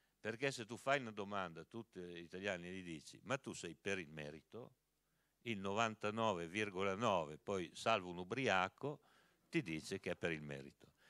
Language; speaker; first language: Italian; native; Italian